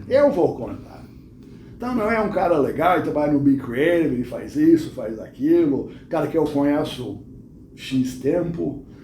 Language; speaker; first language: Portuguese; non-native, fluent; English